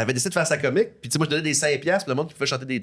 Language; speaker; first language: French; native; French